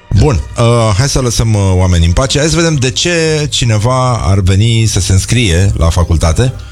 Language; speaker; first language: Romanian; native; Romanian